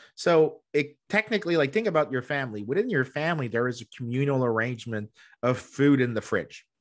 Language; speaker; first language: English; native; English